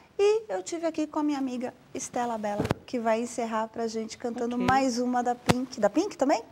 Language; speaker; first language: Portuguese; native; Portuguese